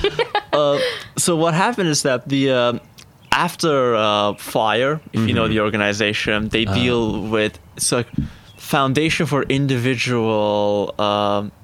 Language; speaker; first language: English; non-native, fluent; Azerbaijani